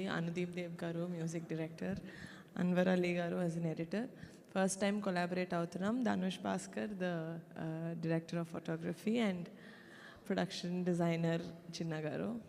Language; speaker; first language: Telugu; native; Telugu